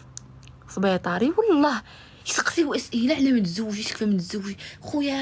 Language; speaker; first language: Arabic; native; Arabic